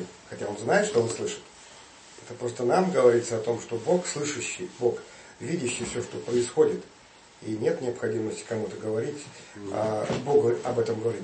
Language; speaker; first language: Russian; native; Russian